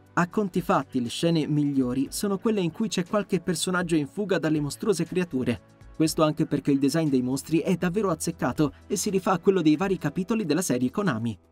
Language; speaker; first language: Italian; native; Italian